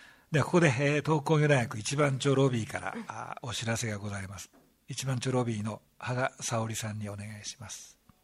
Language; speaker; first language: Japanese; native; Japanese